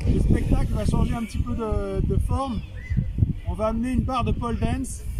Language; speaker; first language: French; native; French